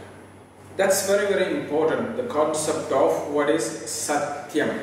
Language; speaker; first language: English; non-native, local second language; Tamil